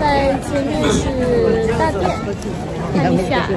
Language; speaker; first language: Chinese; non-native, fluent; Greek